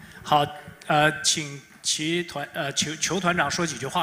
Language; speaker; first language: Chinese; native; Chinese